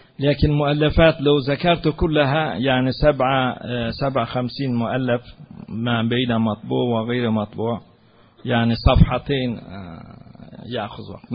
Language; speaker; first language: Arabic; non-native, fluent; Turkish